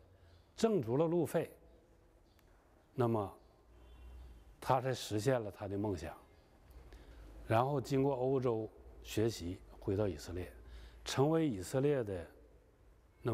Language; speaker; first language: Chinese; native; Chinese